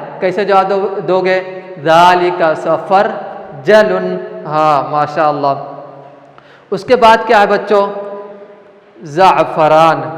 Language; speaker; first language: Urdu; non-native, local second language; Malayalam